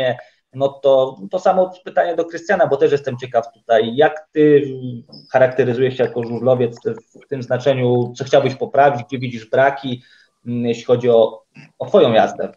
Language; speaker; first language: Polish; native; Polish